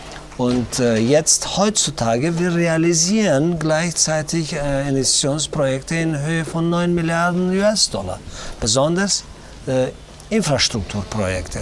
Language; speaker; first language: German; non-native, fluent; Tajik